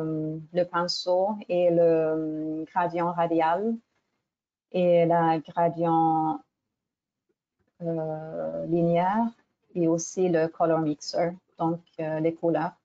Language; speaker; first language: French; non-native, fluent; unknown